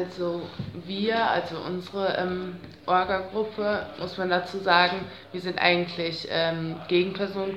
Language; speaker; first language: German; native; German